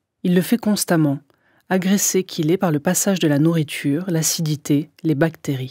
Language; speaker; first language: French; native; French